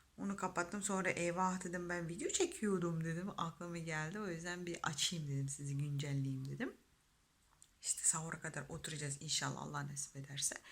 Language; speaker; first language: Turkish; non-native, fluent; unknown